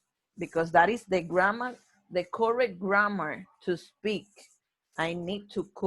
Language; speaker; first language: English; non-native, fluent; Spanish